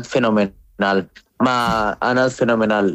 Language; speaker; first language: Catalan; non-native, fluent; Arabic